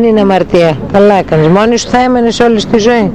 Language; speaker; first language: Greek; native; Greek